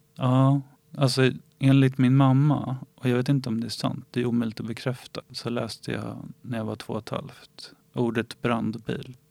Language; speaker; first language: Swedish; native; Swedish